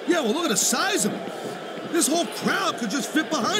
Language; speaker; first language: English; native; English